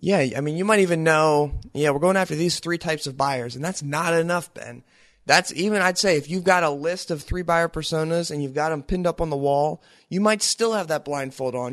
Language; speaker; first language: English; native; English